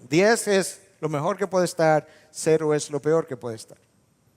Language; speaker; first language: Spanish; native; Spanish